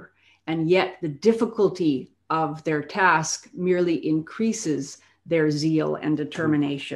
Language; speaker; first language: English; native; English